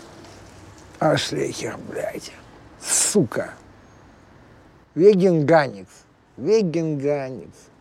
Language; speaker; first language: German; non-native, learner; Russian